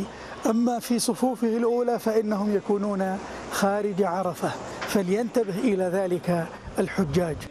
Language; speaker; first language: Arabic; native; Arabic